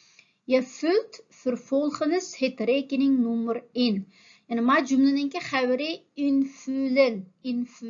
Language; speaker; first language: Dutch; non-native, fluent; Uyghur